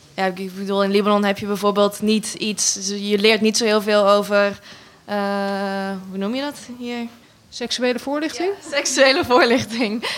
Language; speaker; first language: Dutch; non-native, fluent; Arabic